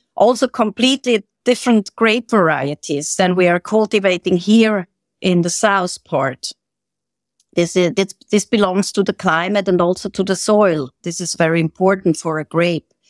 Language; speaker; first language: English; non-native, fluent; German